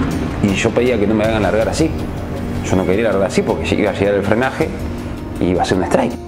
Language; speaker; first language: Spanish; native; Spanish